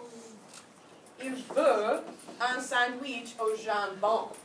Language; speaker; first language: French; non-native, fluent; English